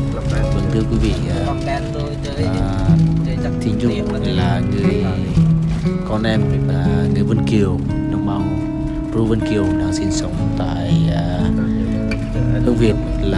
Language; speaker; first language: Vietnamese; non-native, local second language; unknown